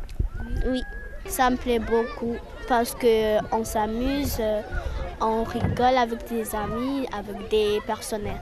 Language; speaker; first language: French; non-native, local second language; Comorian